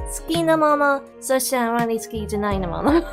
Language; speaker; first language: Japanese; non-native, learner; English